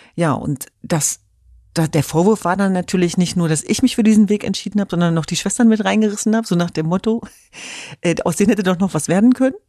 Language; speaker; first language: German; early bilingual, other home language; Kurdish